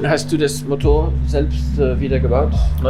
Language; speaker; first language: German; non-native, learner; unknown